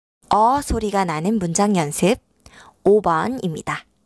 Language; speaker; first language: Korean; native; Korean